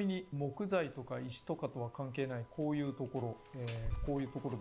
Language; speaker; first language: Japanese; native; Japanese